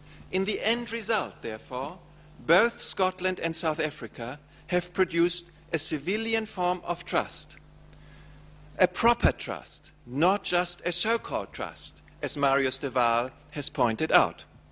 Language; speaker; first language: English; non-native, fluent; German